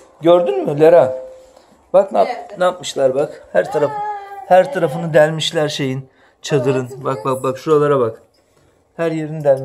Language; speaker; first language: Turkish; native; Turkish